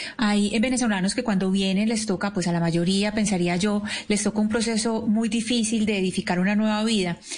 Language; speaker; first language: Spanish; native; Spanish